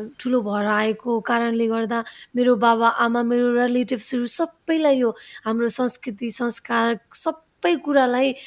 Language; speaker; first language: Nepali; early bilingual, heritage; Nepali